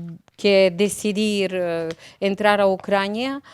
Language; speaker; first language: Spanish; non-native, learner; Ukrainian